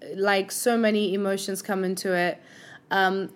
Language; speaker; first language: English; non-native, local second language; Yoruba